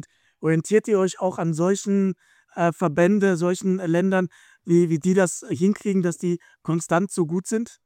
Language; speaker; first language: German; native; German